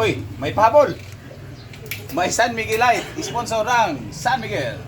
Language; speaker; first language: Filipino; non-native, local second language; Cebuano